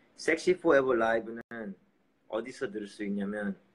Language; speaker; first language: Korean; early bilingual, heritage; Korean